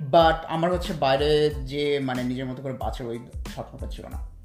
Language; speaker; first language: Bangla; native; Bangla